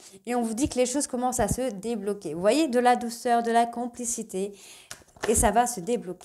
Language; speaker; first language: French; native; French